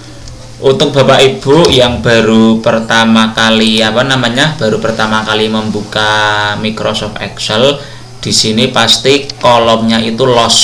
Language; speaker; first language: Indonesian; non-native, local second language; Javanese